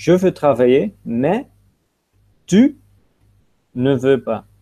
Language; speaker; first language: French; non-native, fluent; Dutch